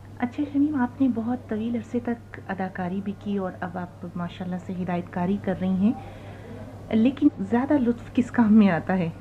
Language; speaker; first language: Urdu; native; Urdu